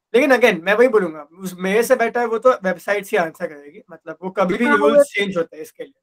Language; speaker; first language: Hindi; non-native, local second language; Gujarati